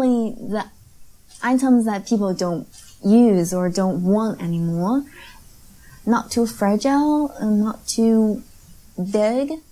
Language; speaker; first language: English; non-native, fluent; Chinese